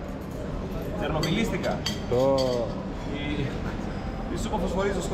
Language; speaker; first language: Greek; native; Greek